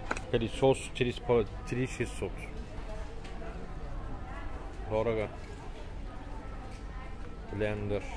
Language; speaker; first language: Russian; non-native, learner; Turkish